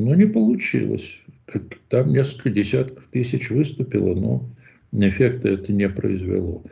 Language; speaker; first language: Russian; native; Russian